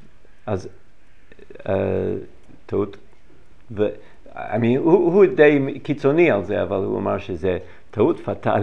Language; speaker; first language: Hebrew; non-native, fluent; English